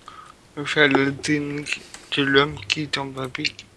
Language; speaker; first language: French; native; French